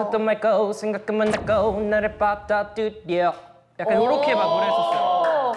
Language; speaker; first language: Korean; native; Korean